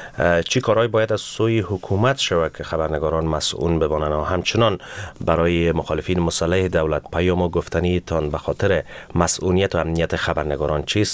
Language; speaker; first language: Persian; native; Persian